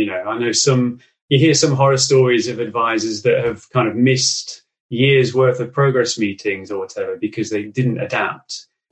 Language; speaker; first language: English; native; English